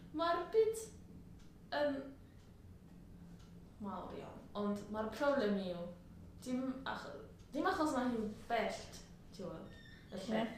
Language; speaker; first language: Welsh; non-native, learner; Spanish